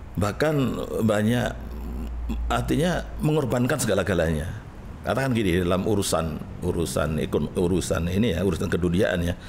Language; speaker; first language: Indonesian; native; Indonesian